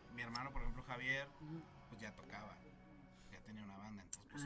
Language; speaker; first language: Spanish; native; Spanish